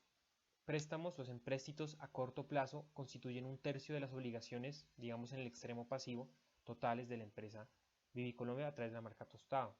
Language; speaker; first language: Spanish; native; Spanish